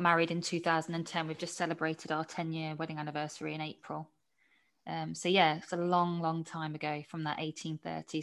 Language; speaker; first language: English; native; English